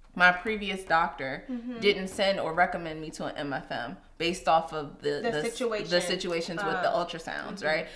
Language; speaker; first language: English; native; English